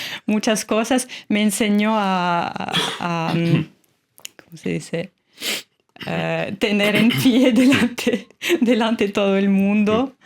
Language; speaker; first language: Spanish; non-native, fluent; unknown